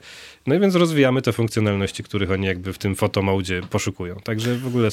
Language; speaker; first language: Polish; native; Polish